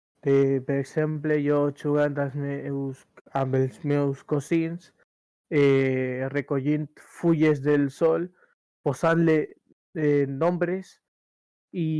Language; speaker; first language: Catalan; early bilingual, other home language; Urdu